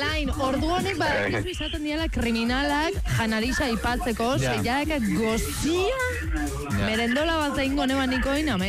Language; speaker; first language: Basque; native; Basque